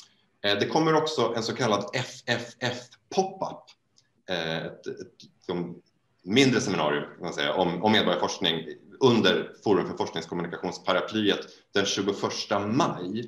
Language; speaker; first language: Swedish; native; Swedish